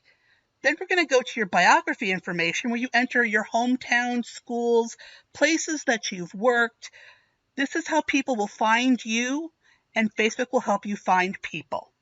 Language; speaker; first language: English; native; English